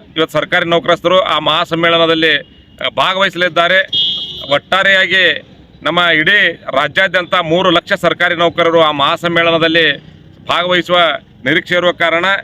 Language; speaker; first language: Kannada; native; Kannada